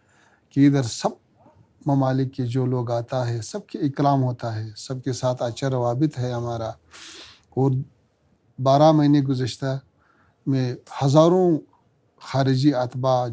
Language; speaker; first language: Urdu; non-native, fluent; Pashto